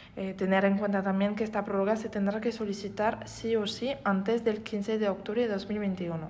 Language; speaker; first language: Spanish; non-native, fluent; French